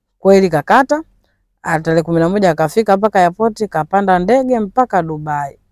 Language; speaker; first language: Swahili; native; Swahili